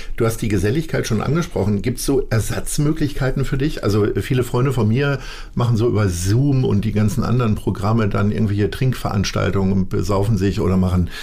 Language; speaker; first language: German; native; German